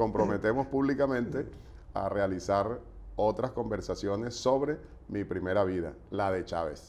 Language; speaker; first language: Spanish; native; Spanish